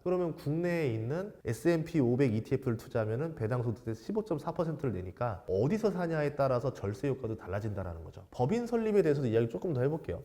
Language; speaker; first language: Korean; native; Korean